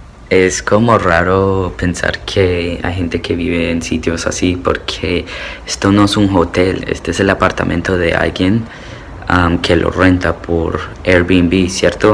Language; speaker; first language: Spanish; early bilingual, heritage; Spanish